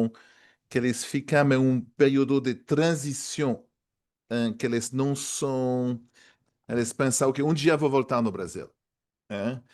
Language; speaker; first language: Portuguese; non-native, fluent; French